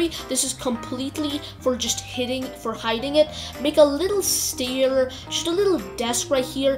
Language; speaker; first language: English; native; English